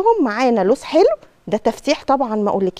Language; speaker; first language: Arabic; native; Arabic